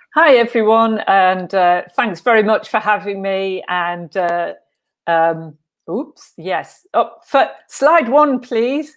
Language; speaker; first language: English; native; English